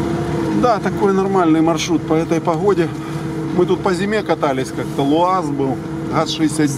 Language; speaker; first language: Russian; native; Russian